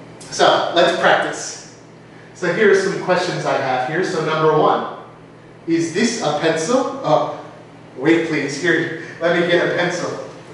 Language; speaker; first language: English; native; English